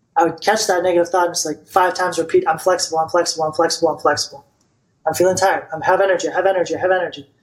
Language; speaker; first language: English; non-native, fluent; Bulgarian